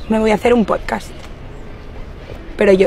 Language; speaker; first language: Spanish; native; Spanish